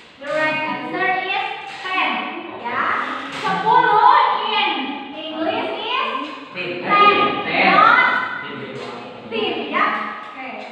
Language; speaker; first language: English; non-native, learner; Indonesian